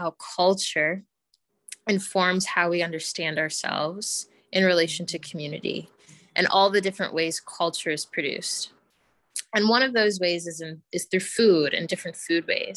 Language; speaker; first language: English; native; English